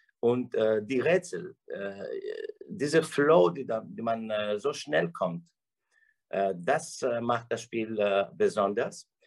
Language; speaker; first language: German; non-native, fluent; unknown